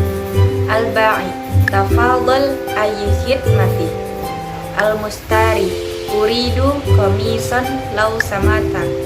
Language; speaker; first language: Arabic; non-native, learner; Indonesian